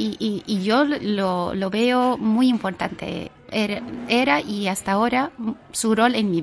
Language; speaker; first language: Spanish; non-native, fluent; Arabic